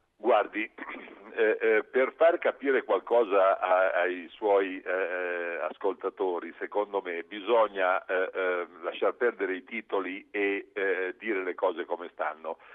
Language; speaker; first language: Italian; native; Italian